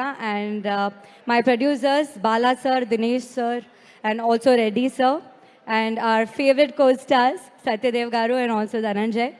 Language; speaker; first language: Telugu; non-native, learner; Kannada